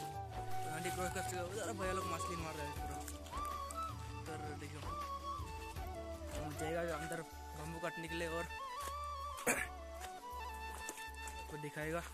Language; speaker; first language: Hindi; non-native, local second language; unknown